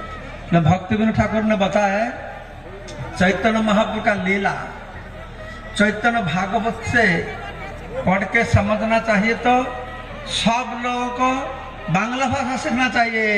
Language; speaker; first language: Hindi; non-native, local second language; Bangla